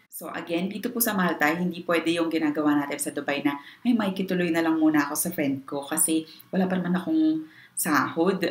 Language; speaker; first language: Filipino; native; Filipino